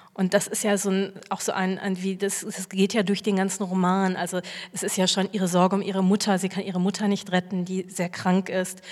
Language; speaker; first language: German; native; German